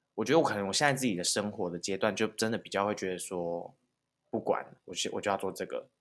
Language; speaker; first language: Chinese; non-native, local second language; Min Nan Chinese